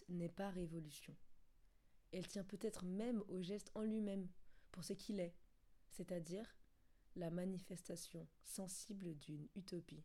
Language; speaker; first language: French; native; French